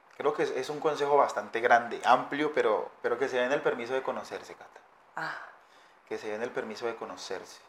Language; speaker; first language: Spanish; native; Spanish